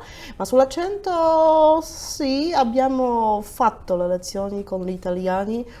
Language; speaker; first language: Italian; non-native, fluent; Polish